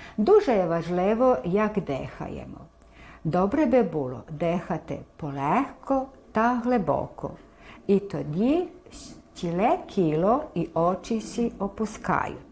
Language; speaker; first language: Ukrainian; early bilingual, heritage; Ukrainian